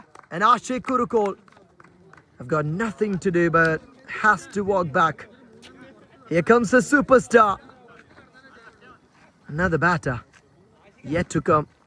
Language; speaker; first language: English; non-native, local second language; Malayalam